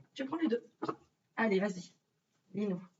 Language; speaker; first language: French; native; French